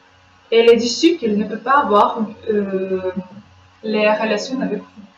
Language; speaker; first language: French; non-native, fluent; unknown